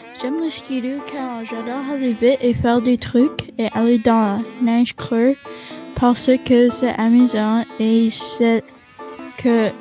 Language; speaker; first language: French; non-native, local second language; English